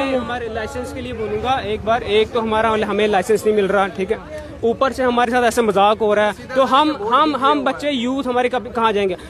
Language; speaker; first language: Hindi; native; Hindi